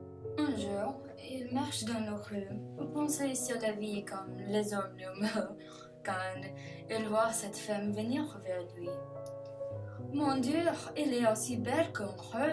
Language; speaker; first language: French; non-native, learner; English